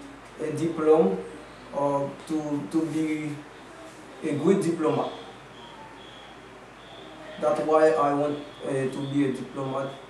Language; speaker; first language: English; non-native, learner; Haitian Creole